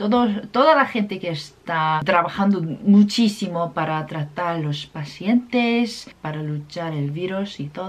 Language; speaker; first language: Spanish; non-native, fluent; Korean